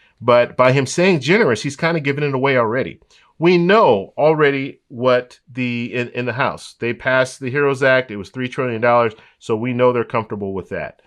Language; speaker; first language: English; native; English